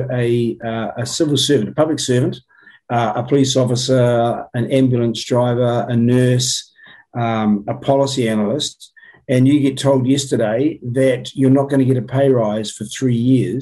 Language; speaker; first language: English; native; English